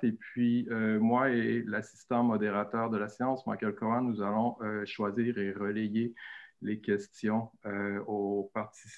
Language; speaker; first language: French; native; French